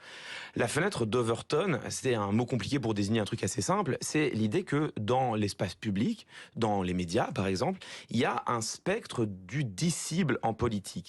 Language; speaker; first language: French; native; French